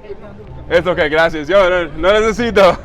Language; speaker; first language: Spanish; non-native, learner; English